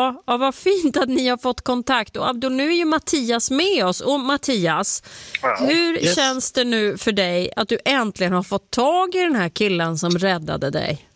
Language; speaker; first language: Swedish; native; Swedish